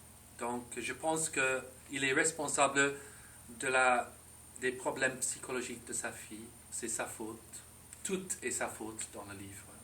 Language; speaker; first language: French; non-native, fluent; English